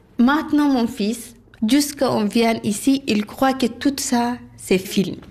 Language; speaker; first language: French; non-native, learner; Arabic